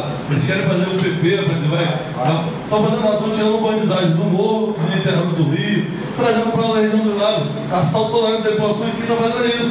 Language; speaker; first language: Portuguese; native; Portuguese